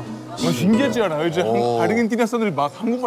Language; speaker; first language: Korean; non-native, fluent; Italian